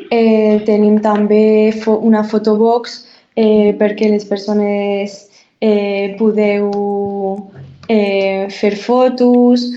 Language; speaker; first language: Catalan; non-native, learner; Spanish